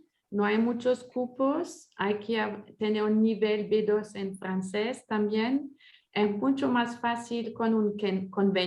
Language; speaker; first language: Spanish; non-native, fluent; French